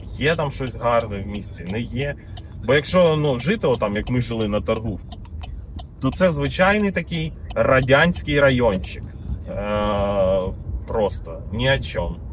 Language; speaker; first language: Ukrainian; native; Ukrainian